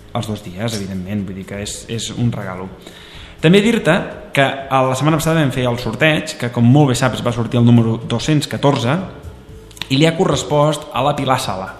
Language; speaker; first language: Catalan; native; Catalan